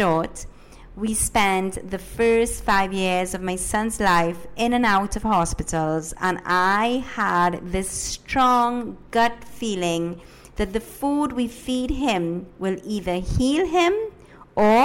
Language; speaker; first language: English; early bilingual, other home language; Spanish